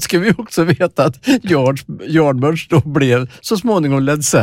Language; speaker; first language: Swedish; native; Swedish